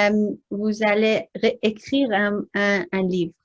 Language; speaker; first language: French; non-native, learner; English